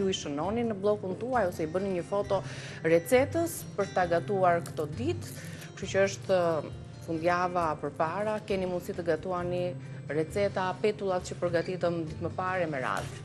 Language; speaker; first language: Albanian; native; Albanian